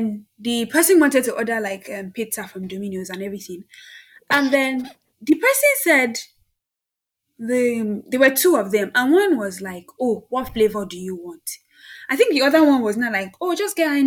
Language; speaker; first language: English; non-native, local second language; Yoruba